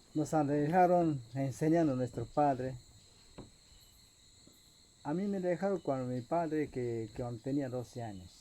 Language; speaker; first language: Spanish; non-native, local second language; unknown